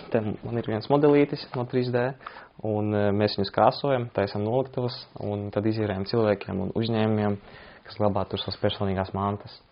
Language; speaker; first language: Latvian; non-native, local second language; Russian